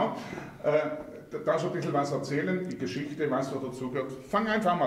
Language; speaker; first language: German; native; German